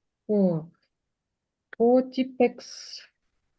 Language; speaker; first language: English; non-native, learner; Russian